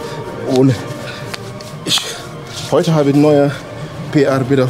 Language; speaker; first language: German; non-native, fluent; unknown